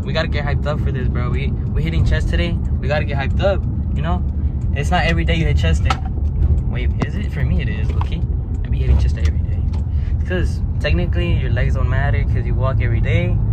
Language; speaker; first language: English; early bilingual, other home language; Spanish